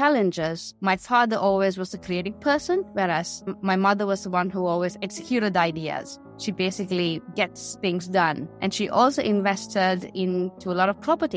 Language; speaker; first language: English; non-native, local second language; Sinhala